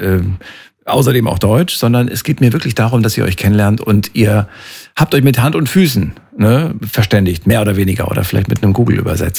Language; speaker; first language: German; native; German